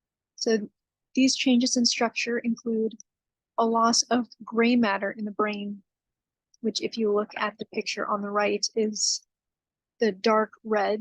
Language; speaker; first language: English; native; English